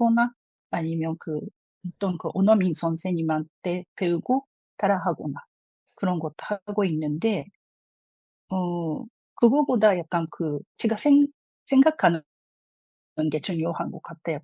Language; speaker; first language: Korean; non-native, fluent; Japanese